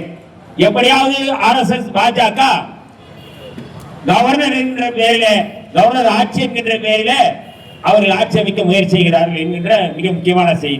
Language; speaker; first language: Tamil; native; Tamil